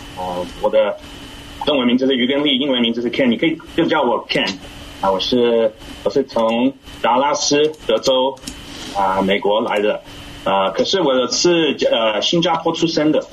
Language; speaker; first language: Chinese; early bilingual, heritage; English